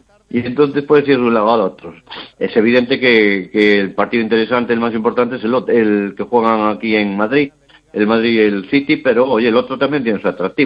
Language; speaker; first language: Spanish; native; Spanish